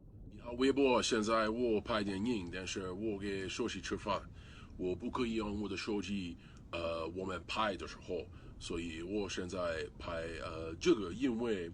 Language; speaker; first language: Chinese; non-native, learner; English